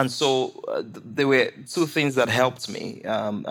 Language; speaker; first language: English; non-native, local second language; Igbo